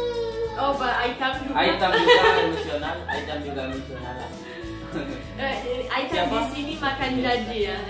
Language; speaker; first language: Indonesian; non-native, learner; French